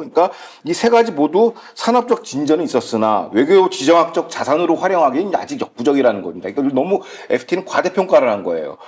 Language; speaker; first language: Korean; native; Korean